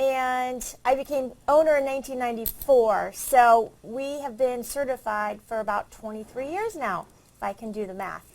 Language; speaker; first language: English; native; English